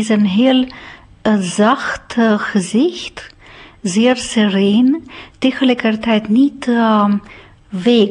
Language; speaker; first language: Dutch; non-native, fluent; Romanian